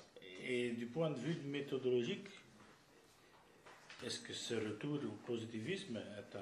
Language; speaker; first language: French; non-native, fluent; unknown